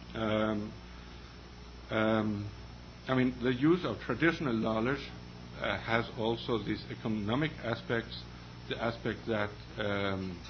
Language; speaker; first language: English; non-native, fluent; Danish